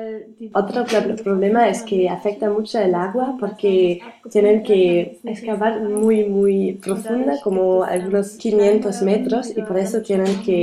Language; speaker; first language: Spanish; non-native, learner; German